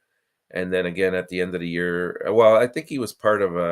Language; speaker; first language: English; native; English